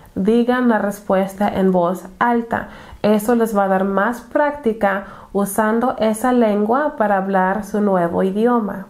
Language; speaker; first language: Spanish; non-native, fluent; English